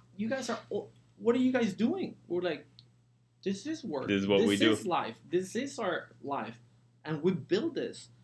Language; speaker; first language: English; early bilingual, other home language; Spanish